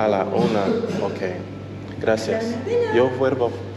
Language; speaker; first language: Spanish; non-native, learner; English